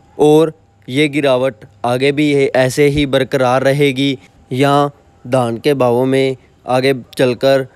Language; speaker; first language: Hindi; non-native, local second language; Punjabi